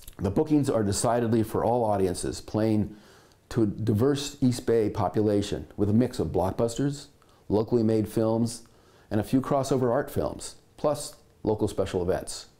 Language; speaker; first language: English; native; English